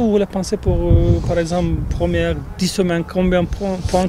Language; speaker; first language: French; non-native, learner; Turkish